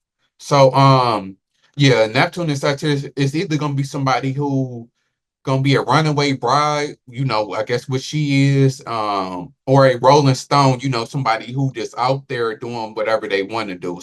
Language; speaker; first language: English; native; English